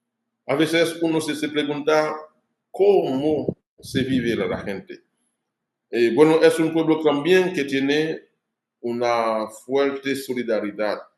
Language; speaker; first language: Spanish; non-native, fluent; Haitian Creole